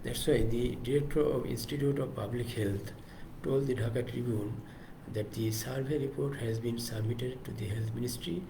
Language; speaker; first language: English; non-native, local second language; Bangla